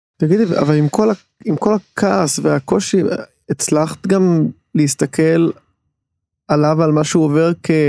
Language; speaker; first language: Hebrew; native; Hebrew